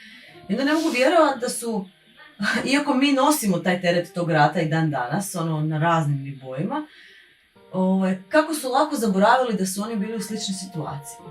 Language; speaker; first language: Bosnian; native; Bosnian